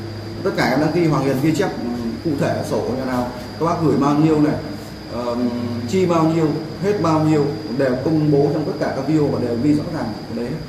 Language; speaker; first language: Vietnamese; native; Vietnamese